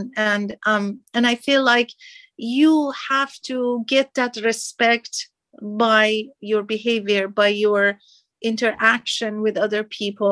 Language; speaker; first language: English; non-native, fluent; Persian